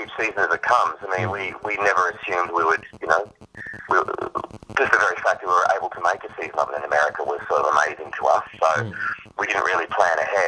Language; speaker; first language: English; native; English